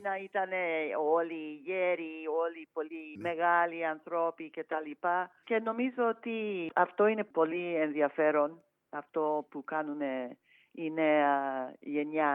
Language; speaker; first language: Greek; non-native, fluent; English